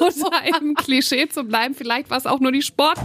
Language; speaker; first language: German; native; German